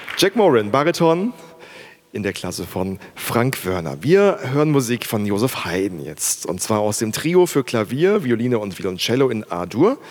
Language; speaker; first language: German; native; German